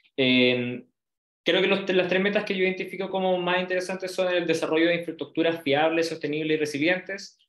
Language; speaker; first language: Spanish; native; Spanish